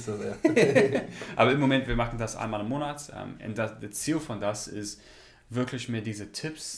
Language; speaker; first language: German; non-native, learner; English